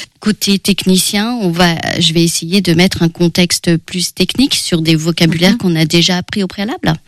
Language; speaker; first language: French; early bilingual, other home language; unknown